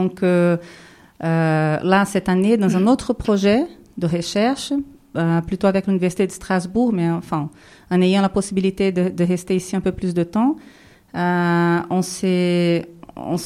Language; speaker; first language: French; non-native, fluent; Portuguese